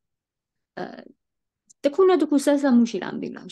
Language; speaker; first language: Chinese; non-native, learner; Burmese